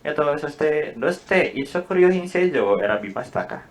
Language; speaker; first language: Japanese; non-native, fluent; Indonesian